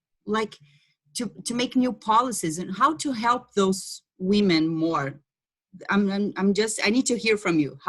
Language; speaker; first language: English; non-native, fluent; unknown